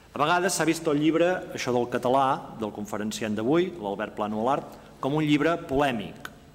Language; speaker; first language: Catalan; native; Catalan